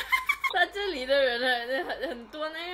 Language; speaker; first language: Chinese; non-native, learner; Indonesian